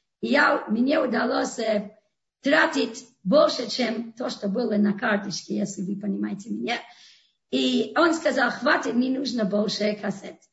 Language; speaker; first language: Russian; non-native, fluent; English